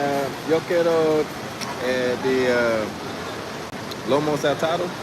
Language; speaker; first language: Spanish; non-native, learner; English